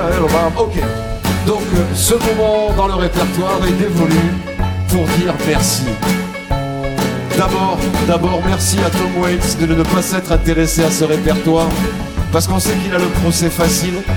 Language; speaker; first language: French; native; French